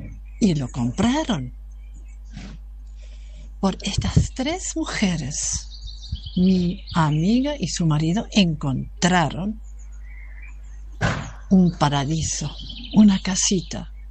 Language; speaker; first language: Spanish; non-native, fluent; German